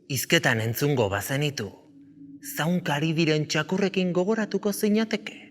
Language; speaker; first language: Basque; native; Basque